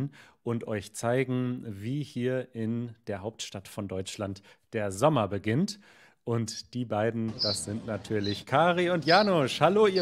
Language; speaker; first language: German; native; German